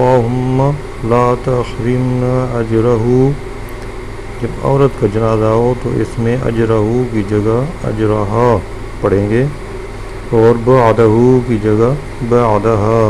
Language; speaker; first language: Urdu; native; Urdu